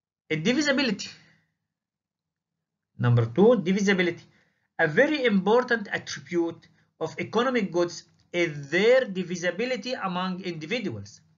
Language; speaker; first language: English; non-native, fluent; Arabic